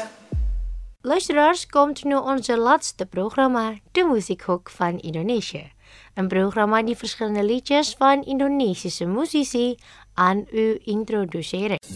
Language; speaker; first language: Dutch; non-native, fluent; Indonesian